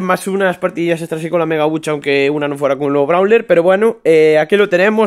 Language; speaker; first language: Spanish; native; Spanish